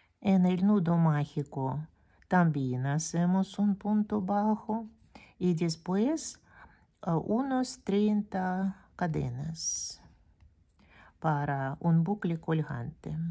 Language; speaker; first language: Spanish; non-native, fluent; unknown